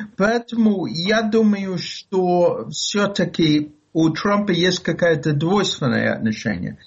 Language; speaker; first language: Russian; non-native, fluent; English